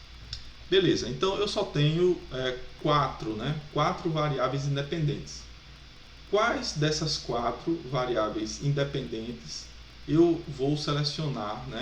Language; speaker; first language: Portuguese; native; Portuguese